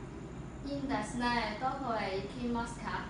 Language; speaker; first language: Japanese; non-native, learner; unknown